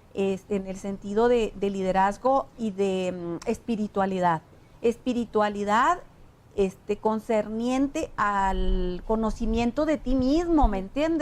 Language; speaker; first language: Spanish; native; Spanish